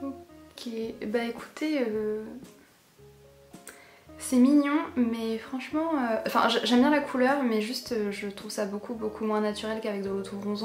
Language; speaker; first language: French; native; French